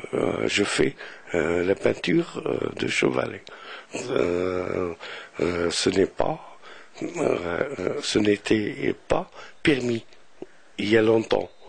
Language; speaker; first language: French; non-native, local second language; Arabic